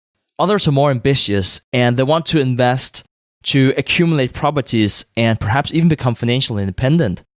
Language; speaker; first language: English; non-native, fluent; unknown